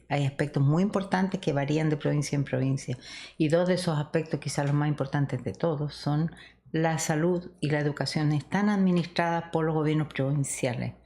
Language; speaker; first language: Spanish; native; Spanish